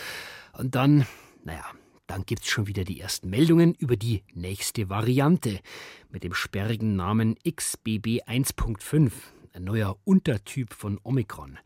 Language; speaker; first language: German; native; German